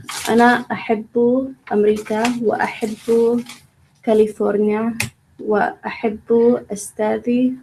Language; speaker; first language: Arabic; non-native, learner; English